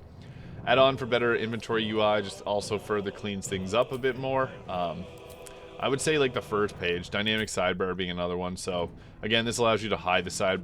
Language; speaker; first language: English; native; English